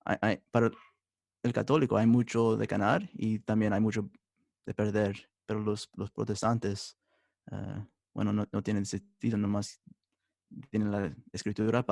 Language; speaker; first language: Spanish; early bilingual, heritage; Spanish